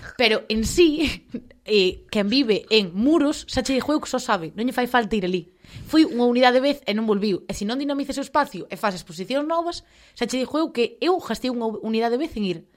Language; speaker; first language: Galician; non-native, local second language; Spanish